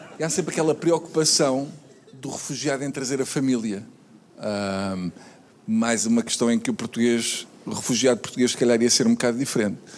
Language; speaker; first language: Portuguese; native; Portuguese